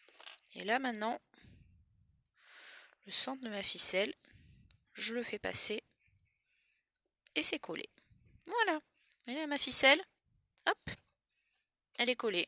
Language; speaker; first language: French; native; French